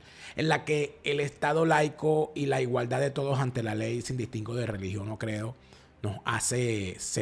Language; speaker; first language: Spanish; native; Spanish